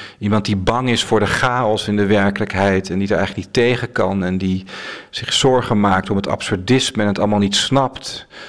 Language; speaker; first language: Dutch; native; Dutch